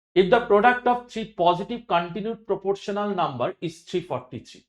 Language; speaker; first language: English; non-native, local second language; Bangla